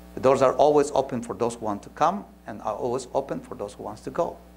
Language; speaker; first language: English; non-native, fluent; Spanish